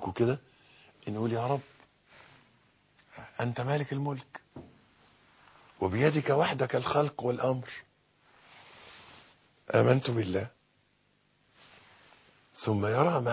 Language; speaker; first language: Arabic; native; Arabic